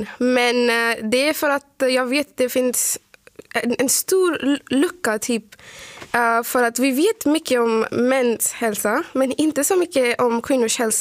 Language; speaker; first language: Swedish; non-native, fluent; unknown